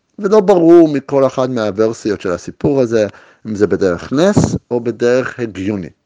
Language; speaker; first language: Hebrew; native; Hebrew